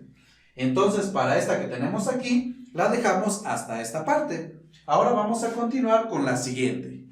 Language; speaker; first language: Spanish; native; Spanish